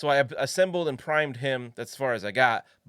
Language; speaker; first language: English; native; English